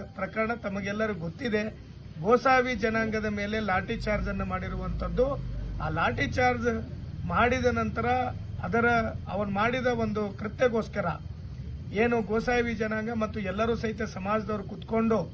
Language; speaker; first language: Kannada; non-native, local second language; Lambadi